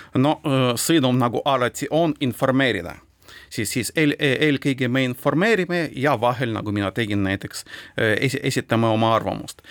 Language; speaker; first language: Estonian; non-native, local second language; Russian